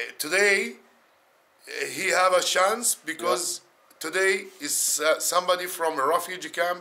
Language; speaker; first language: English; non-native, learner; Arabic